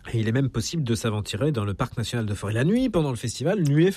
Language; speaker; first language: French; native; French